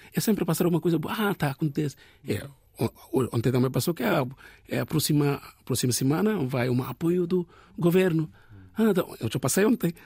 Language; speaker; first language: Portuguese; non-native, learner; Bangla